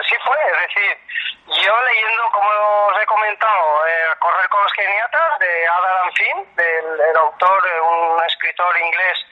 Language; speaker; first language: Spanish; native; Spanish